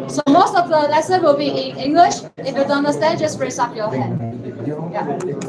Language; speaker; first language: English; non-native, fluent; Chinese